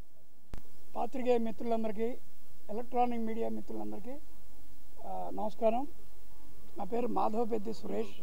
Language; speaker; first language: Telugu; native; Telugu